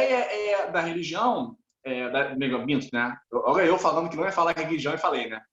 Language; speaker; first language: Portuguese; native; Portuguese